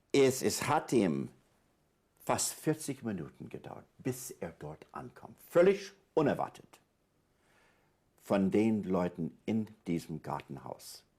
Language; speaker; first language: German; non-native, fluent; English